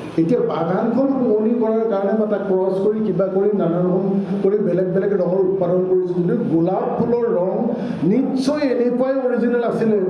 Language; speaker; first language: Assamese; non-native, local second language; Karbi